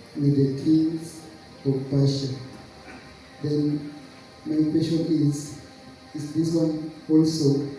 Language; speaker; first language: English; non-native, local second language; Swahili